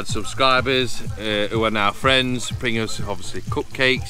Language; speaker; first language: English; native; English